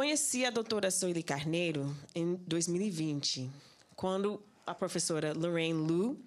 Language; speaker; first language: Portuguese; non-native, fluent; English